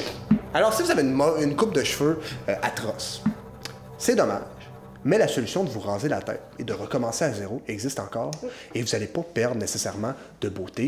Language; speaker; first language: French; native; French